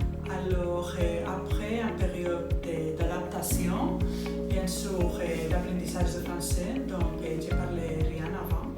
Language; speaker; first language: French; non-native, fluent; Spanish